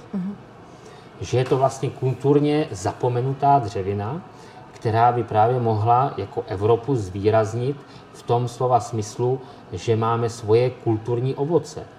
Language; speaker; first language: Czech; native; Czech